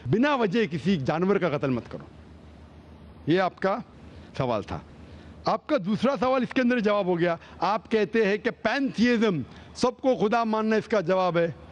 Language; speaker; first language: Hindi; non-native, local second language; Konkani